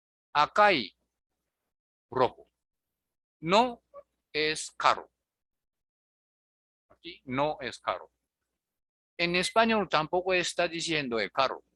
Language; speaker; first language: Spanish; non-native, fluent; Japanese